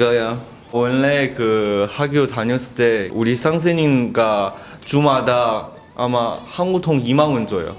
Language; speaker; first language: Korean; non-native, learner; Chinese